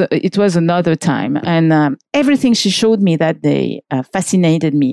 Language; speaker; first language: English; non-native, fluent; French